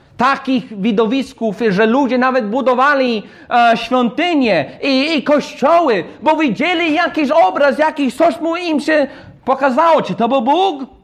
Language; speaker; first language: Polish; non-native, fluent; English